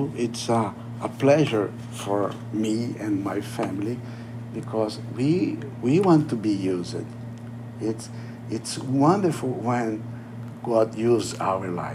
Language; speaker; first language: English; non-native, learner; Portuguese